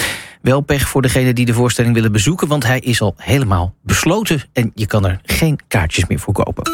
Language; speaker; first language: Dutch; native; Dutch